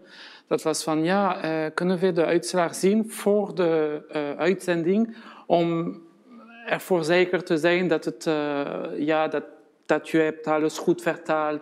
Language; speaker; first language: Dutch; non-native, fluent; French